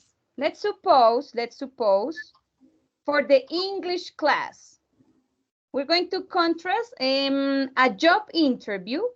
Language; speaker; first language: English; non-native, fluent; Spanish